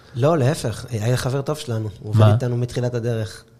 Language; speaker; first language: Hebrew; native; Hebrew